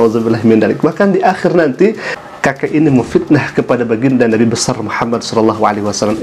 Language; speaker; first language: Indonesian; native; Indonesian